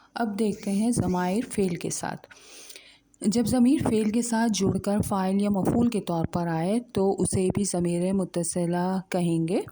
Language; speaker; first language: Urdu; native; Urdu